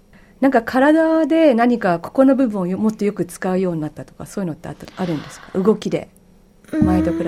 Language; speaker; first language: Japanese; native; Japanese